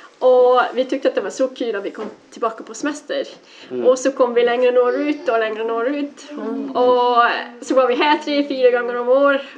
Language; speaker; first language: Swedish; non-native, fluent; Dutch